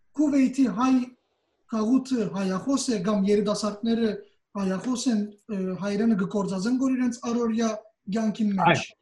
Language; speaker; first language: Armenian; early bilingual, heritage; Armenian